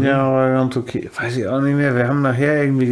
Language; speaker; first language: German; native; German